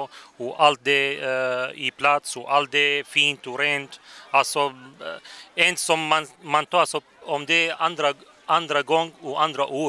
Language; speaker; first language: Swedish; non-native, fluent; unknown